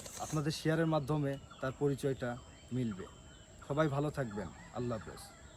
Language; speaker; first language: Bangla; native; Bangla